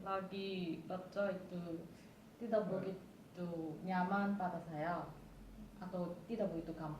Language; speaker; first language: Indonesian; non-native, fluent; Korean